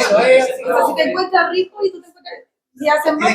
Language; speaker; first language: Spanish; native; Spanish